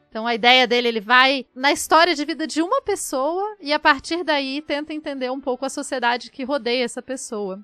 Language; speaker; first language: Portuguese; native; Portuguese